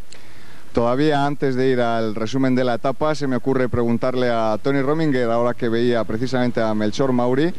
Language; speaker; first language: Spanish; native; Spanish